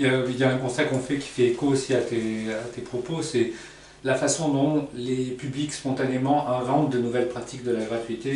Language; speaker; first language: French; native; French